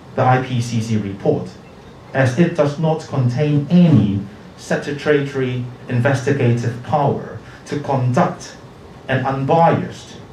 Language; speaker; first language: English; non-native, local second language; Cantonese